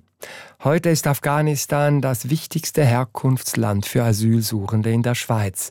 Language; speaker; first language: German; native; German